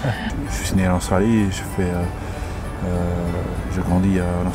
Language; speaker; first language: French; non-native, learner; English